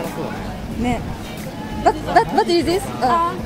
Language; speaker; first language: English; non-native, learner; Japanese